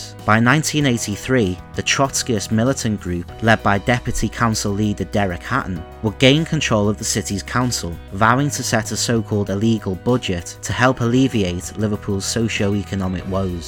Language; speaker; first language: English; native; English